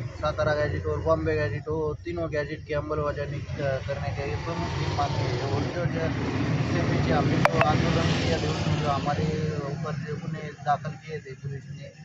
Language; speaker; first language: Hindi; non-native, local second language; Marathi